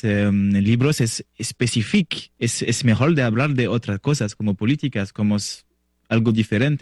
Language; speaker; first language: Spanish; non-native, learner; French